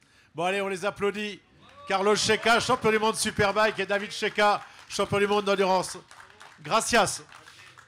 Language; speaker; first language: French; native; French